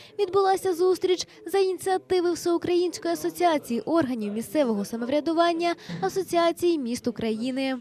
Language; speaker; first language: Ukrainian; native; Ukrainian